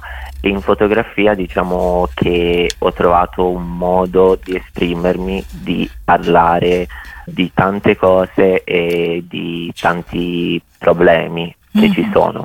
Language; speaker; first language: Italian; early bilingual, other home language; Bosnian